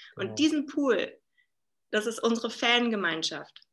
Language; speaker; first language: German; native; German